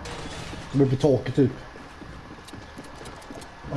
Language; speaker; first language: Swedish; early bilingual, other home language; Turkish